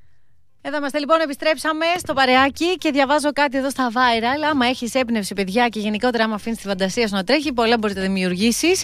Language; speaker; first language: Greek; native; Greek